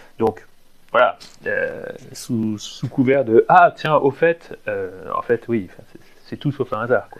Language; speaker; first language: French; native; French